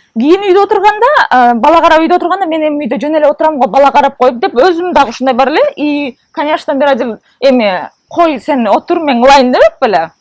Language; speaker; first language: Kyrgyz; native; Kyrgyz